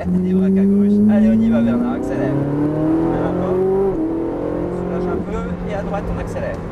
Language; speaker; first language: French; native; French